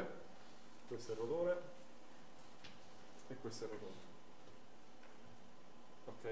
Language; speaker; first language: Italian; native; Italian